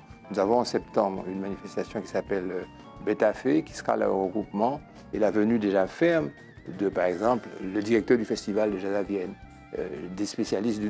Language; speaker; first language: French; native; French